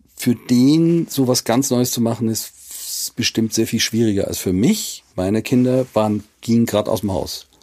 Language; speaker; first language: German; native; German